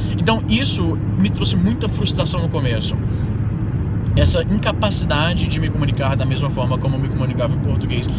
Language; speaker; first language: Portuguese; native; Portuguese